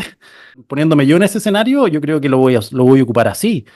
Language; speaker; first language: Spanish; native; Spanish